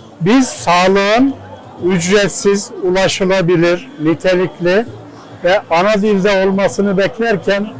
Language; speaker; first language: Turkish; non-native, local second language; Kurdish